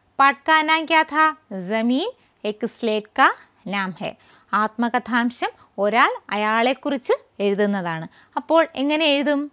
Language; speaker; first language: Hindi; non-native, local second language; Malayalam